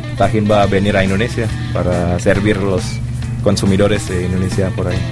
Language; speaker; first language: Spanish; non-native, learner; Indonesian